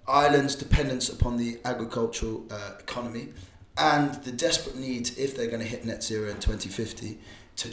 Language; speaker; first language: English; native; English